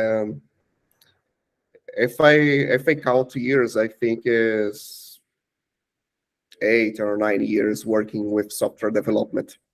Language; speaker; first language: English; non-native, learner; Portuguese